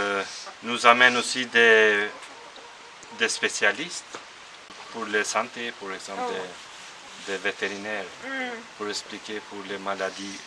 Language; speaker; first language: French; non-native, learner; Albanian